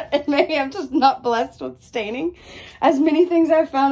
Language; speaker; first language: English; native; English